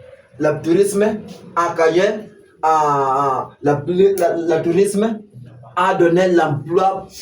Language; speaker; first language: French; non-native, fluent; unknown